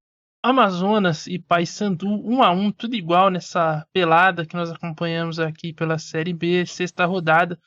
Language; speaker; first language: Portuguese; native; Portuguese